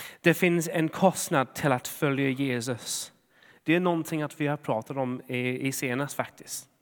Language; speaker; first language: Swedish; non-native, fluent; English